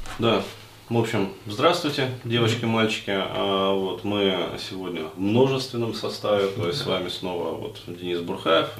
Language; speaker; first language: Russian; native; Russian